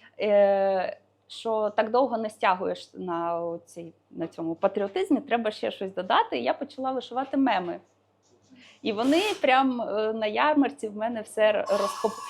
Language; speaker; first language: Ukrainian; non-native, local second language; Russian